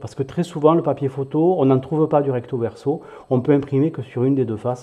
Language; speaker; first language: French; native; French